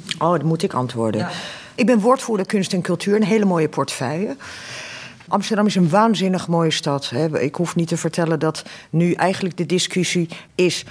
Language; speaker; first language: Dutch; early bilingual, other home language; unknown